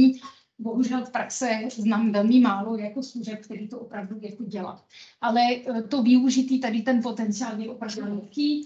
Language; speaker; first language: Czech; non-native, fluent; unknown